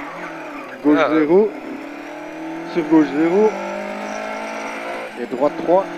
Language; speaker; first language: French; native; French